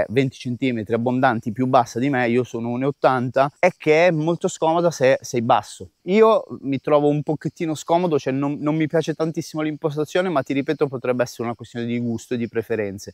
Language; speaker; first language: Italian; native; Italian